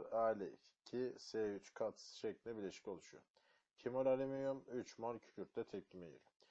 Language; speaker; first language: Turkish; native; Turkish